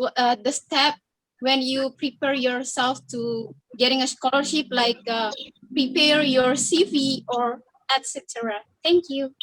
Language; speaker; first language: English; non-native, learner; Indonesian